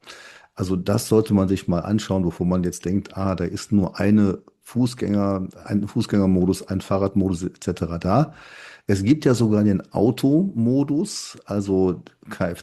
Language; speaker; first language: German; native; German